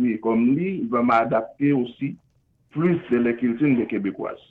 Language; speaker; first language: French; non-native, local second language; Haitian Creole